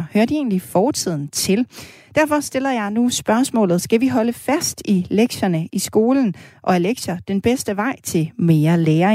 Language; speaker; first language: Danish; native; Danish